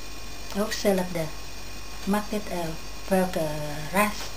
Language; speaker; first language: Dutch; non-native, learner; Vietnamese